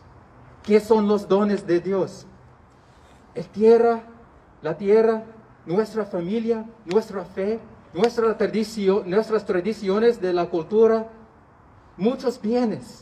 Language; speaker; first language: Spanish; non-native, learner; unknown